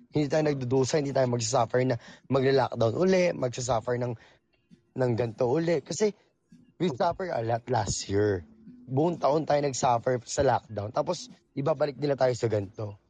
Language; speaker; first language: Filipino; native; Filipino